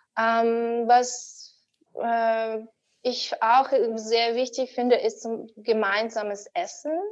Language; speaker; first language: German; non-native, fluent; Russian